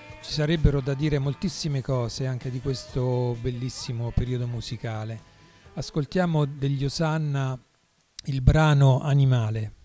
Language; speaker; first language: Italian; native; Italian